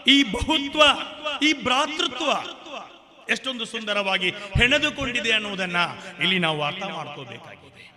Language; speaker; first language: Kannada; non-native, local second language; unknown